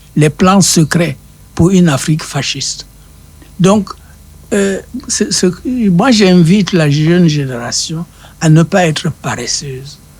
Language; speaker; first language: French; non-native, local second language; Duala